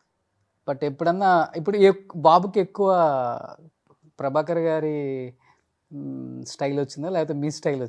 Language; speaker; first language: Telugu; native; Telugu